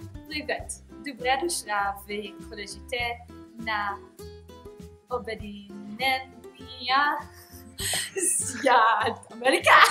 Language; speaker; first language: Bulgarian; non-native, learner; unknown